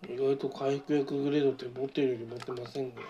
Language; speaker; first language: Japanese; native; Japanese